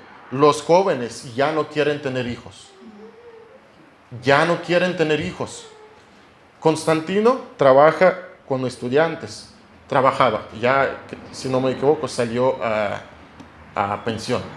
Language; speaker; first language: Spanish; non-native, fluent; Russian